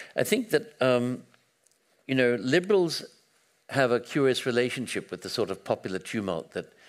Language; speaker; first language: English; native; English